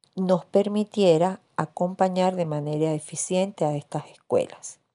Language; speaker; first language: Spanish; native; Spanish